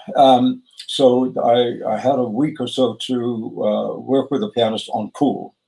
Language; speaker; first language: English; native; English